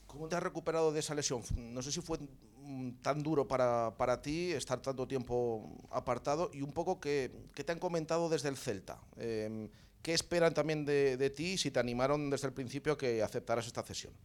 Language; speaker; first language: Spanish; native; Spanish